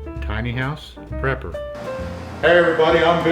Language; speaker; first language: English; native; English